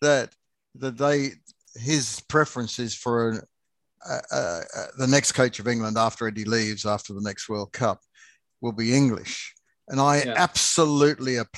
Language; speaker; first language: English; native; English